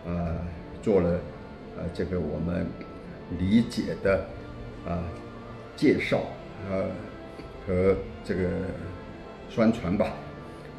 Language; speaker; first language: Chinese; non-native, local second language; Min Nan Chinese